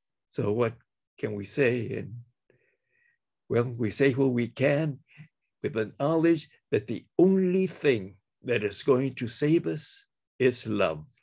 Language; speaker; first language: English; early bilingual, other home language; Spanish